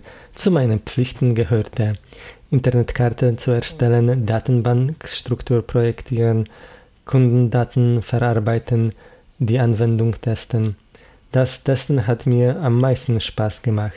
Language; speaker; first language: German; non-native, fluent; Polish